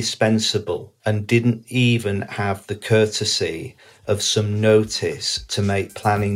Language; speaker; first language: English; native; English